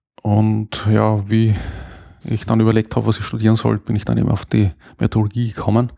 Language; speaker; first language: German; native; German